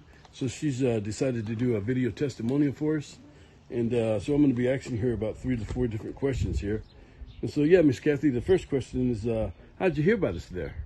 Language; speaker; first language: English; native; English